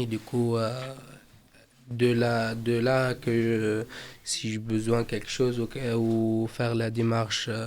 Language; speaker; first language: French; non-native, fluent; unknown